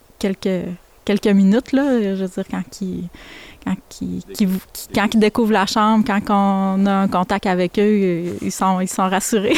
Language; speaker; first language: French; native; French